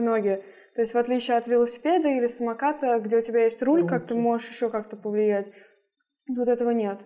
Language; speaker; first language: Russian; native; Russian